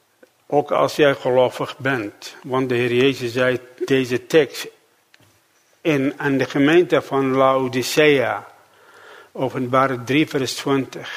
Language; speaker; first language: Dutch; non-native, fluent; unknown